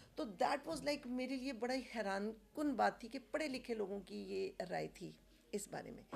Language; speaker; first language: Urdu; native; Urdu